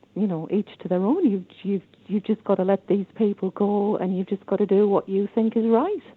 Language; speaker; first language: English; native; English